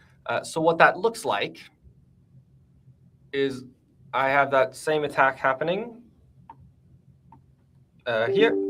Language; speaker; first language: English; native; English